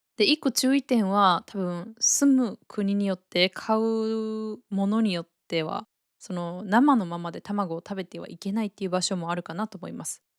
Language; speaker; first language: Japanese; native; Japanese